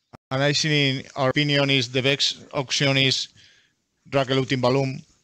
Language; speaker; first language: English; non-native, learner; Spanish